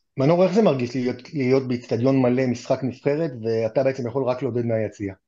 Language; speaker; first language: Hebrew; native; Hebrew